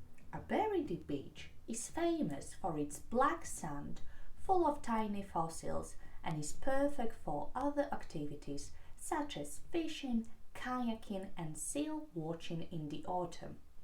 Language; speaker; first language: English; non-native, fluent; Polish